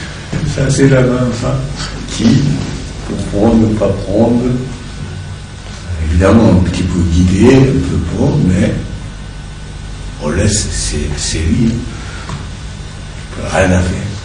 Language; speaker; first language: French; non-native, learner; Japanese